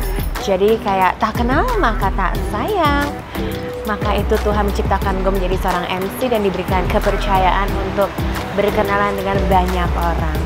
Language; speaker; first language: Indonesian; native; Indonesian